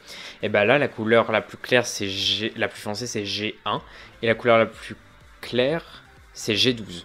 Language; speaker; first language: French; native; French